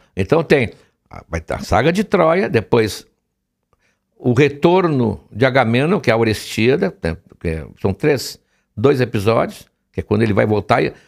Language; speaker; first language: Portuguese; native; Portuguese